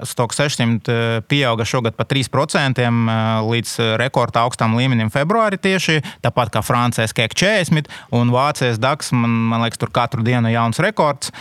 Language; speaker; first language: Latvian; non-native, local second language; Russian